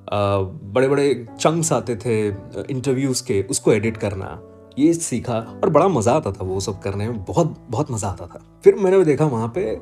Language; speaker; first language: Hindi; non-native, local second language; Gujarati